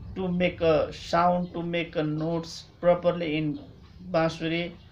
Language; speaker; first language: English; non-native, local second language; Nepali